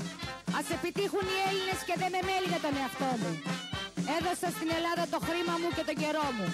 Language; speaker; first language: Greek; native; Greek